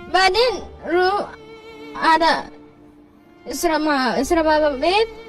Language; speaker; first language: Arabic; non-native, learner; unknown